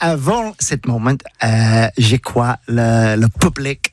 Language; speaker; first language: French; non-native, learner; English